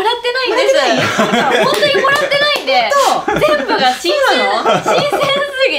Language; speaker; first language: Japanese; native; Japanese